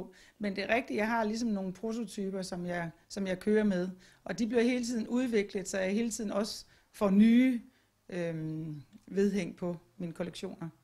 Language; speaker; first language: Danish; native; Danish